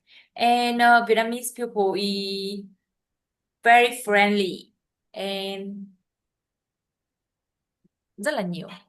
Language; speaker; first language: English; non-native, learner; Vietnamese